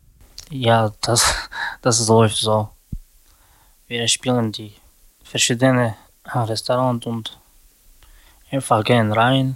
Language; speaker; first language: German; non-native, learner; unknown